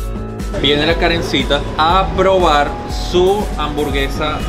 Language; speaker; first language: Spanish; native; Spanish